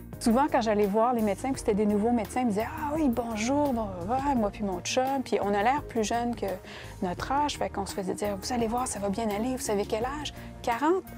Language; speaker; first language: French; native; French